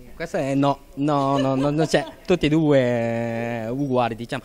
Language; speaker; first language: Italian; non-native, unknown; Japanese